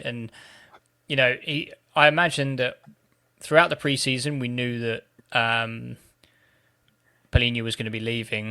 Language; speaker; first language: English; native; English